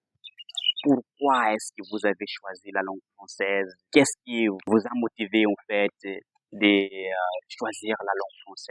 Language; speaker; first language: French; non-native, fluent; Portuguese